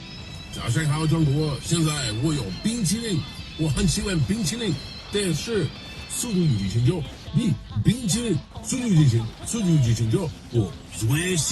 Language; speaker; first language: Chinese; non-native, learner; English